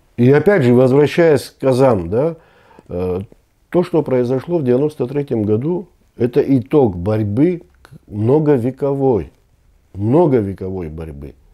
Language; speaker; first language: Russian; non-native, local second language; Abkhazian